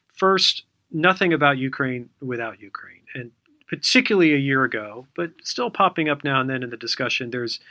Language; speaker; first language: English; native; English